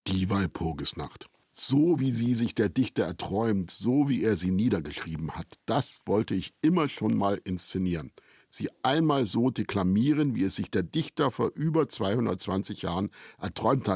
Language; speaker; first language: German; native; German